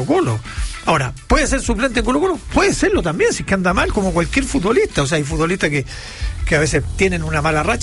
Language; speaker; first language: Spanish; native; Spanish